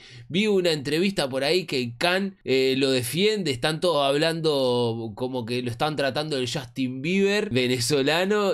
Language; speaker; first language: Spanish; native; Spanish